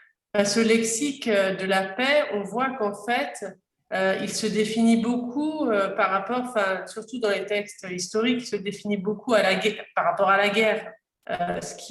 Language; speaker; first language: French; native; French